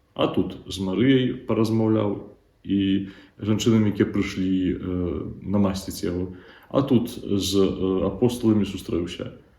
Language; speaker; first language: Belarusian; native; Belarusian